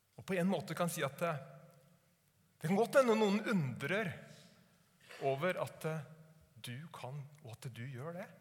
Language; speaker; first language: Norwegian; native; Norwegian